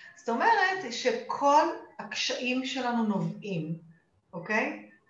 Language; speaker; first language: Hebrew; native; Hebrew